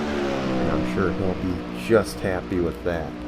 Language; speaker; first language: English; native; English